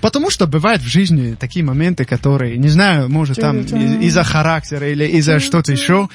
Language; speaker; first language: Russian; non-native, local second language; Tajik